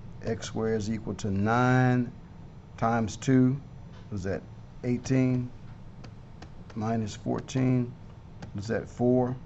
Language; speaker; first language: English; native; English